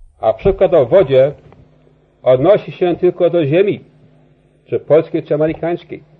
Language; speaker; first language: Polish; early bilingual, heritage; Polish